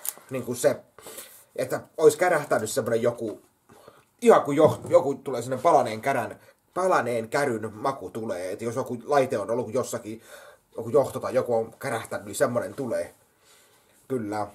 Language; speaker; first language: Finnish; native; Finnish